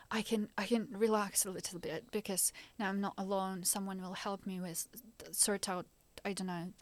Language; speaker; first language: English; non-native, fluent; Ukrainian